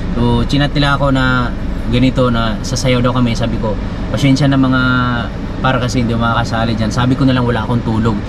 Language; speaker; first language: Filipino; non-native, local second language; Cebuano